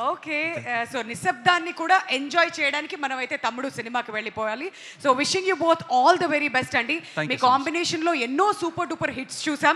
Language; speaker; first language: Telugu; native; Telugu